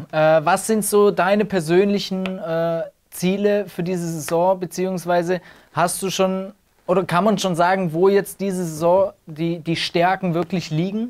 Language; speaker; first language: German; native; German